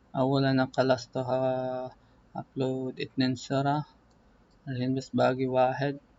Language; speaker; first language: Arabic; non-native, learner; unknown